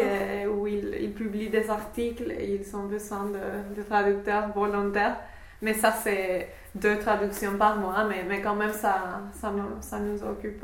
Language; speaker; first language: French; non-native, fluent; English